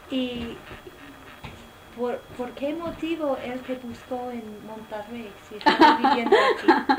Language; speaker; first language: Spanish; non-native, fluent; English